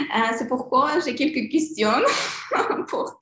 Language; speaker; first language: French; non-native, learner; Ukrainian